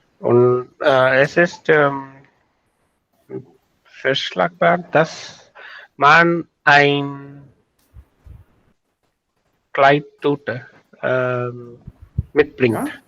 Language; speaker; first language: German; non-native, learner; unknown